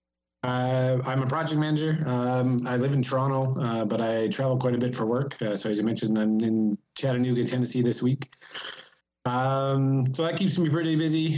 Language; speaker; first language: English; native; English